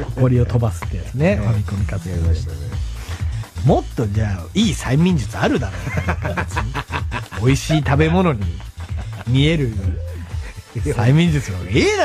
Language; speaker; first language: Japanese; native; Japanese